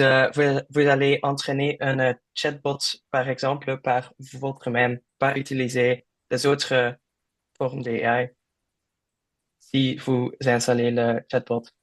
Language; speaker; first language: French; non-native, learner; Dutch